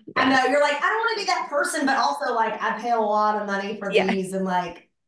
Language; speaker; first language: English; native; English